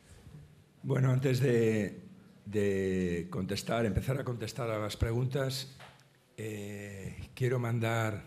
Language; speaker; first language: Spanish; native; Spanish